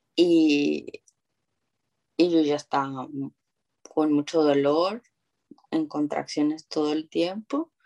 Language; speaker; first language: Spanish; native; Spanish